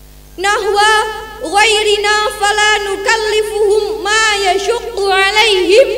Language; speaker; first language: Arabic; non-native, learner; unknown